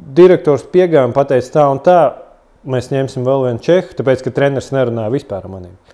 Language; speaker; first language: Latvian; non-native, local second language; Russian